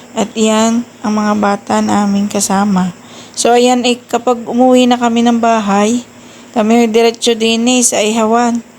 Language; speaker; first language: Filipino; native; Filipino